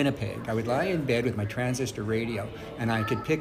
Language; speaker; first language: English; native; English